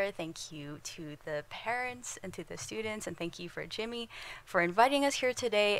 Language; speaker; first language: English; non-native, fluent; Indonesian